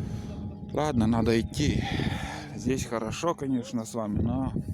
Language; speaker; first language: Russian; native; Russian